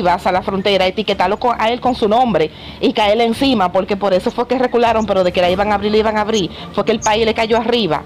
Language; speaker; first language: Spanish; native; Spanish